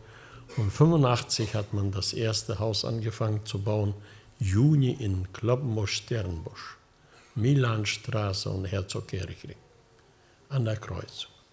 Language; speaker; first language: German; early bilingual, heritage; German